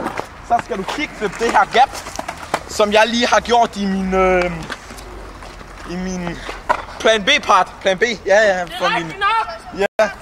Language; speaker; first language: Danish; native; Danish